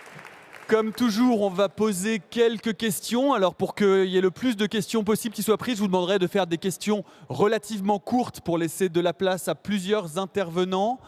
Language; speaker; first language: French; native; French